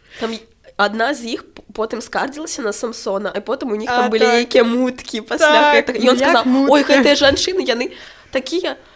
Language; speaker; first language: Belarusian; non-native, local second language; Russian